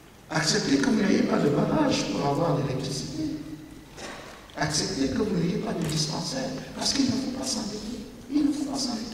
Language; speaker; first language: French; native; French